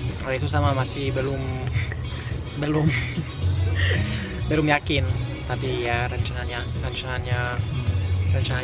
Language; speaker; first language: Indonesian; non-native, fluent; French